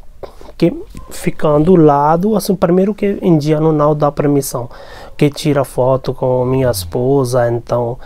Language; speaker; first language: Portuguese; non-native, learner; Hindi